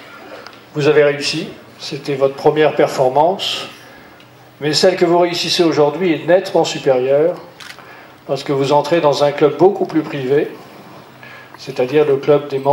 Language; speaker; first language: French; native; French